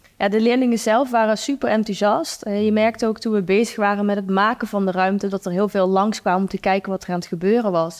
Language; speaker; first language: Dutch; native; Dutch